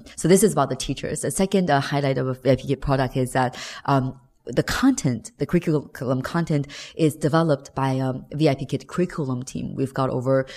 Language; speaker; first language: English; non-native, fluent; Chinese